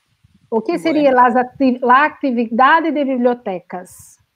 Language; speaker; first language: Spanish; non-native, learner; Portuguese